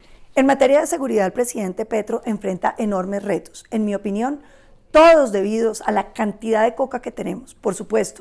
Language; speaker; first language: Spanish; native; Spanish